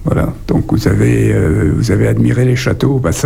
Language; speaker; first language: French; native; French